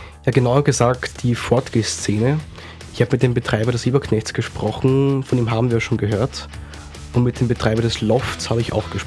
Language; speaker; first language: German; native; German